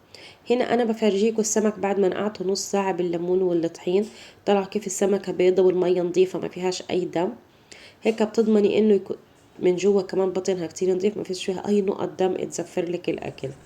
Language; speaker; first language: Arabic; native; Arabic